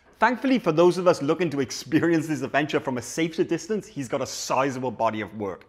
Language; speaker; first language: English; native; English